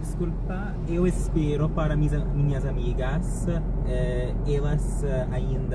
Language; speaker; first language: Portuguese; non-native, learner; English